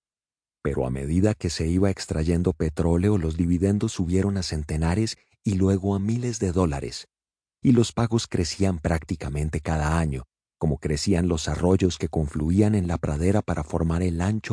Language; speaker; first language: Spanish; native; Spanish